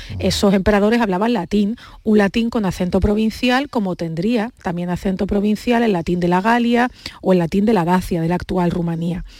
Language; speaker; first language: Spanish; native; Spanish